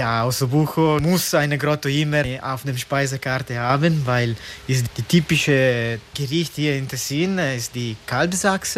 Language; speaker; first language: German; non-native, local second language; Italian